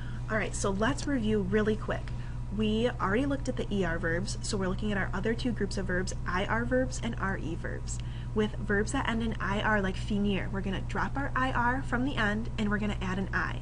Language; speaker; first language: English; native; English